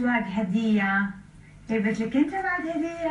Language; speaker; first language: Arabic; native; Arabic